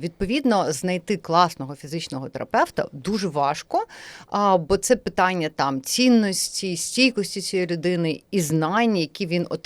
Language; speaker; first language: Ukrainian; native; Ukrainian